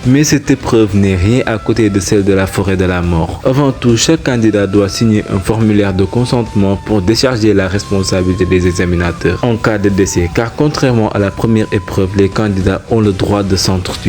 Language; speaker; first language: French; native; French